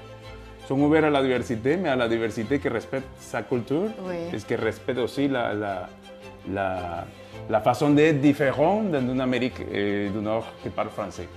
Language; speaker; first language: French; non-native, fluent; Spanish